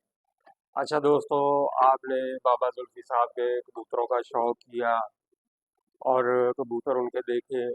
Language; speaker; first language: Hindi; non-native, local second language; Punjabi